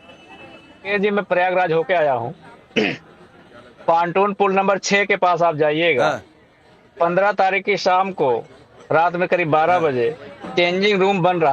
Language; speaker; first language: Hindi; native; Hindi